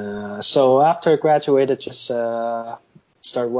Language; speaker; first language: English; non-native, local second language; Cantonese